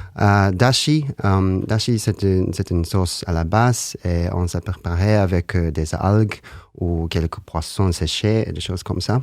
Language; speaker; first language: French; non-native, learner; Japanese